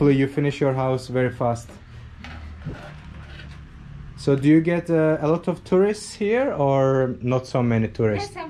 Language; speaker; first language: English; non-native, fluent; Azerbaijani